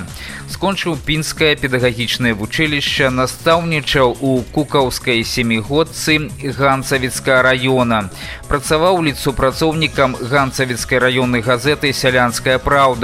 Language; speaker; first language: Belarusian; native; Belarusian